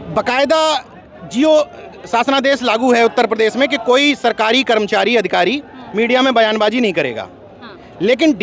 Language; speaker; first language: Hindi; native; Hindi